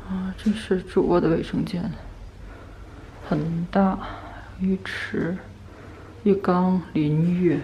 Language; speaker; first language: Chinese; native; Chinese